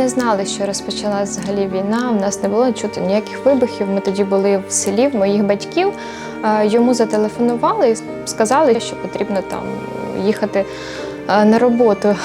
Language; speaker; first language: Ukrainian; native; Ukrainian